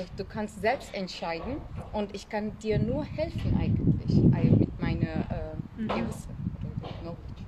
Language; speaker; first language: German; non-native, learner; Turkish